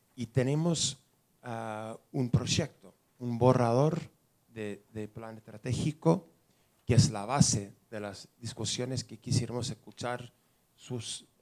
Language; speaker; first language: Spanish; non-native, fluent; English